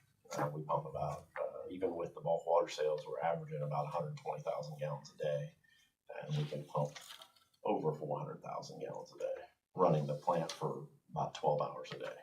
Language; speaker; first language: English; native; English